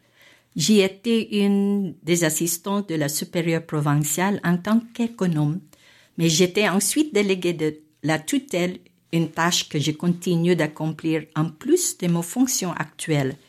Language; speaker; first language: French; non-native, fluent; Filipino